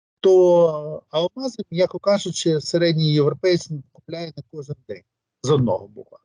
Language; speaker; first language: Ukrainian; native; Ukrainian